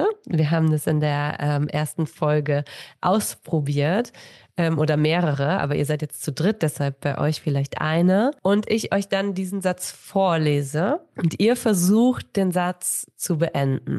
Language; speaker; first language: German; native; German